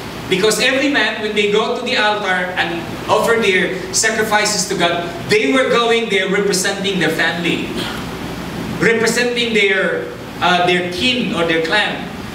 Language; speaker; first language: English; non-native, local second language; Chavacano